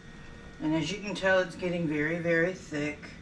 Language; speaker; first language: English; native; English